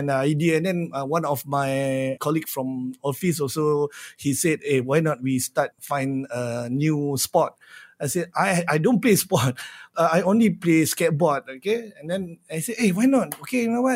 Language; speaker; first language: English; non-native, local second language; Malay